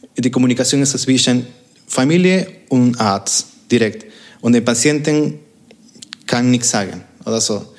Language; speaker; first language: German; non-native, fluent; Spanish